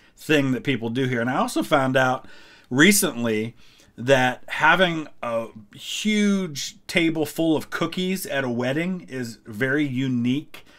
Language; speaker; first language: English; native; English